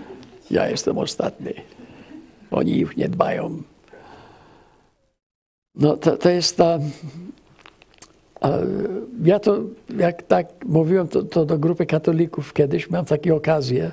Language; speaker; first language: Polish; early bilingual, heritage; English